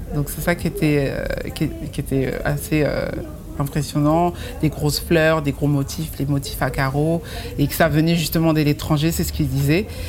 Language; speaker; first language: French; non-native, local second language; Fula